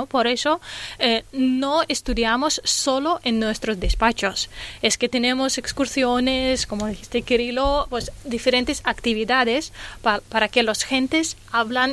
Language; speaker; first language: Spanish; non-native, learner; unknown